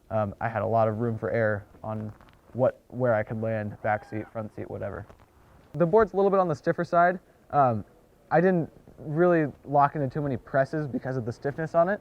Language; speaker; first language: English; native; English